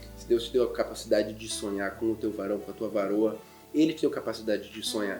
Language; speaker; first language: Portuguese; non-native, fluent; German